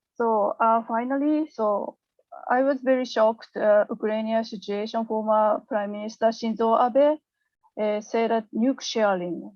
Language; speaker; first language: English; non-native, learner; Japanese